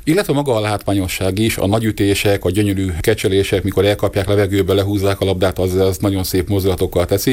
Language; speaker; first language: Hungarian; native; Hungarian